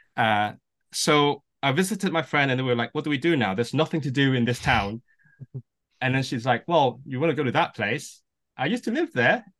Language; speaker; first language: English; non-native, local second language; Cantonese